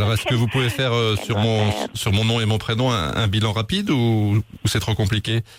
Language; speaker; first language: French; native; French